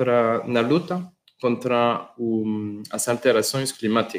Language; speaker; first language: Portuguese; non-native, learner; Spanish